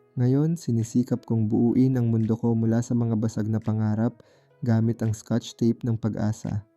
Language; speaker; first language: Filipino; native; Filipino